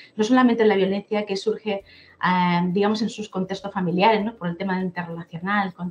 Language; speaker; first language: Spanish; native; Spanish